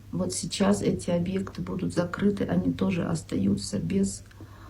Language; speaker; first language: Russian; non-native, local second language; Kyrgyz